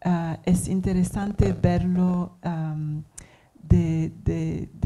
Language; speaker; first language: Spanish; non-native, learner; English